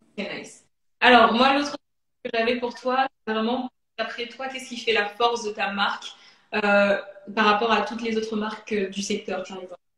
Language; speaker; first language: French; native; French